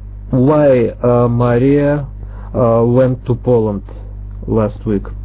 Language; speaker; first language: English; non-native, learner; Russian